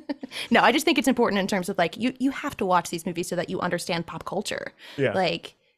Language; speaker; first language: English; native; English